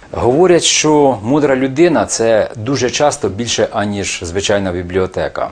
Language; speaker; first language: Ukrainian; native; Ukrainian